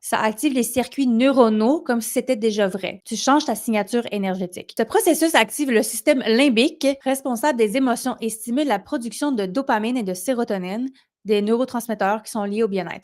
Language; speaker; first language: French; native; French